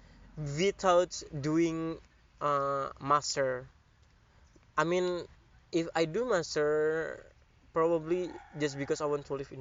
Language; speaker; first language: English; non-native, learner; Indonesian